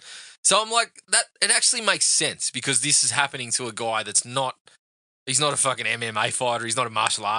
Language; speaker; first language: English; native; English